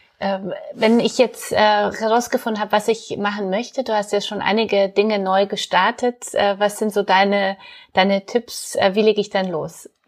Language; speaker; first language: German; early bilingual, other home language; Polish